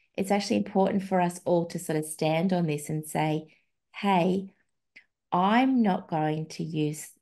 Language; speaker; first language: English; native; English